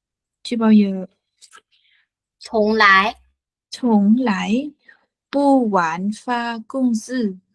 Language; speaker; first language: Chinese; non-native, learner; Vietnamese